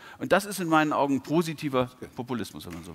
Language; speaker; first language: German; native; German